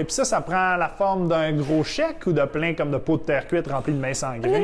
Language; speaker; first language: French; native; French